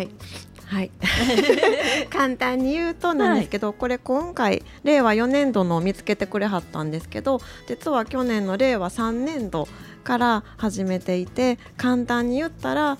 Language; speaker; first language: Japanese; native; Japanese